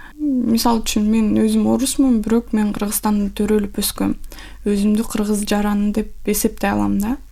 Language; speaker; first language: Kyrgyz; non-native, local second language; Russian